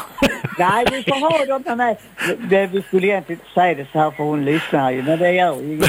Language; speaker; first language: Swedish; native; Swedish